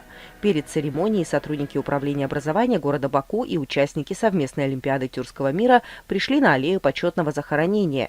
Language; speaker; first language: Russian; native; Russian